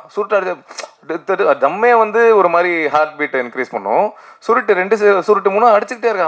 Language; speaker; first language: Tamil; native; Tamil